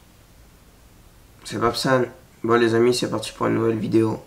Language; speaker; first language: French; native; French